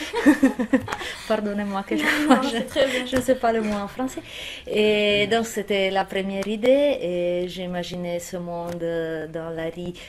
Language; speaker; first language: French; non-native, fluent; Italian